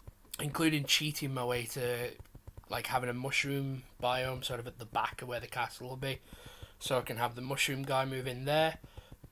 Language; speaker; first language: English; native; English